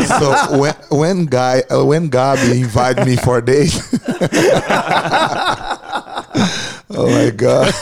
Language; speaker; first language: English; non-native, learner; Portuguese